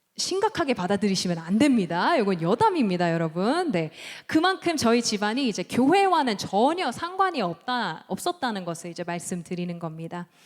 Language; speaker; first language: Korean; early bilingual, heritage; Korean